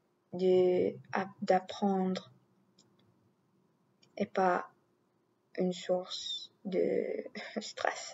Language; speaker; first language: French; non-native, learner; English